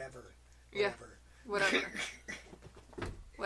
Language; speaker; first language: English; native; English